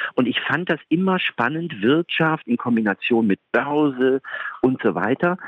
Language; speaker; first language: German; native; German